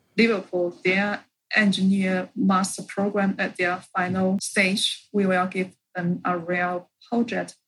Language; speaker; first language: English; non-native, fluent; Chinese